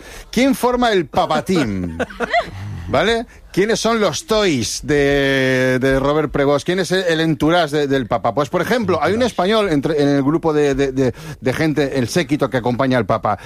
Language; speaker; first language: Spanish; native; Spanish